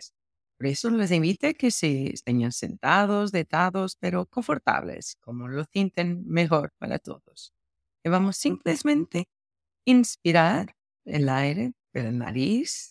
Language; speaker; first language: Spanish; non-native, fluent; Portuguese